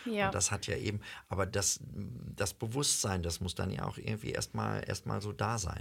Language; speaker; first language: German; native; German